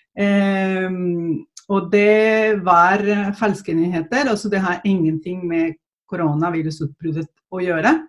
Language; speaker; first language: Norwegian; non-native, fluent; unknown